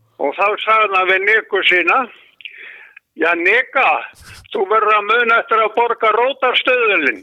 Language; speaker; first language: Icelandic; native; Icelandic